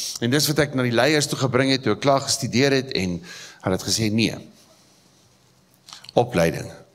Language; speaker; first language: Afrikaans; native; Afrikaans